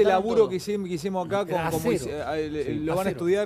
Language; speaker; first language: Spanish; native; Spanish